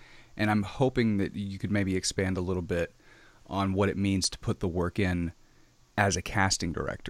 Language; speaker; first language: English; native; English